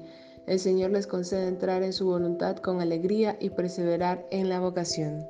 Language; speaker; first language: Spanish; native; Spanish